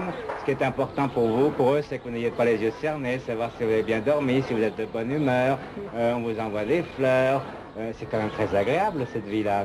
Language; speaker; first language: French; native; French